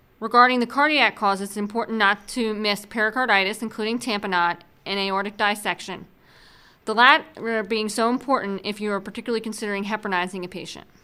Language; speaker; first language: English; native; English